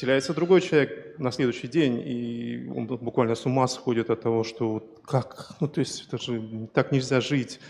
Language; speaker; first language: Russian; native; Russian